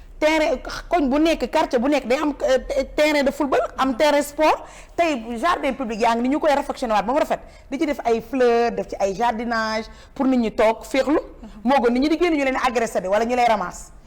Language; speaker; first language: Wolof; native; Wolof